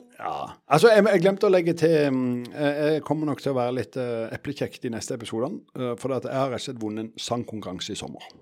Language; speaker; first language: Norwegian; native; Norwegian